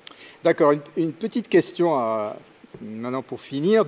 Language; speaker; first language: French; native; French